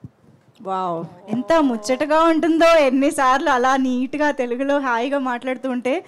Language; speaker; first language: Telugu; native; Telugu